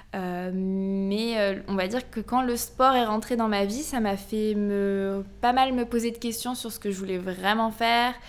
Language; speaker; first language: French; native; French